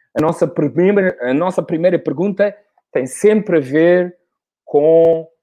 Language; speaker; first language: Portuguese; non-native, local second language; Kabuverdianu